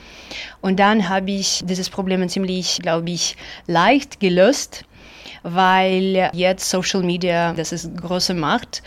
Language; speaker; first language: German; non-native, learner; Ukrainian